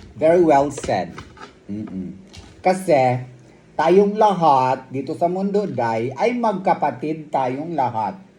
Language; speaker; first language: Filipino; non-native, local second language; Cebuano